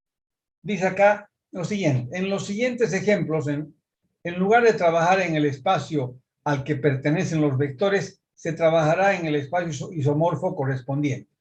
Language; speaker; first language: Spanish; native; Spanish